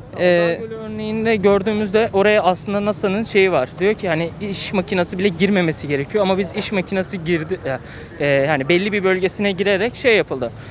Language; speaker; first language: Turkish; native; Turkish